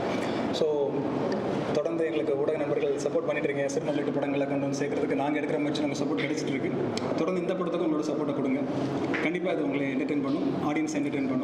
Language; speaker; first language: Tamil; native; Tamil